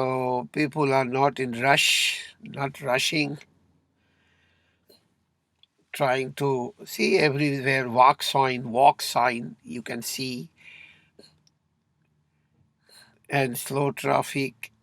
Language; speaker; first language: English; non-native, learner; Urdu